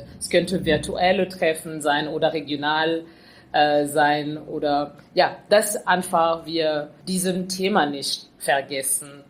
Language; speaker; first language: German; non-native, fluent; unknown